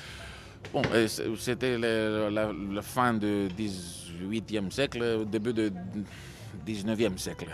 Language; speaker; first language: French; non-native, fluent; Romanian